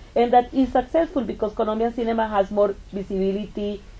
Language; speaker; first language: English; non-native, fluent; Spanish